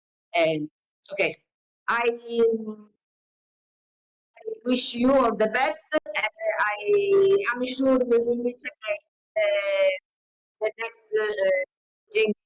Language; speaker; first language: English; non-native, learner; Italian